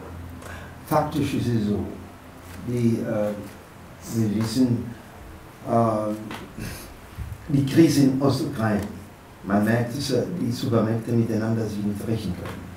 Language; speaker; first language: German; non-native, fluent; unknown